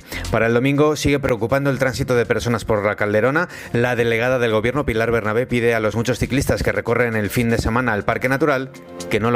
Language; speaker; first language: Spanish; native; Spanish